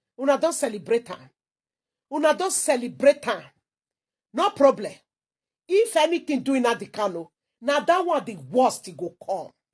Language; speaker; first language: Nigerian Pidgin; non-native, local second language; Igbo